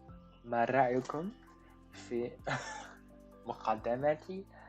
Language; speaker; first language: Arabic; non-native, fluent; Chinese